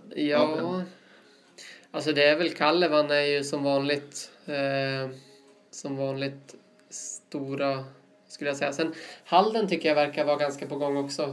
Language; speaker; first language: Swedish; native; Swedish